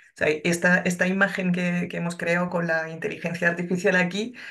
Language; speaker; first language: Spanish; non-native, fluent; French